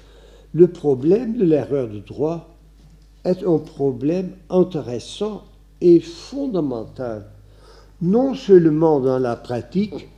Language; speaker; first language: French; non-native, fluent; Dutch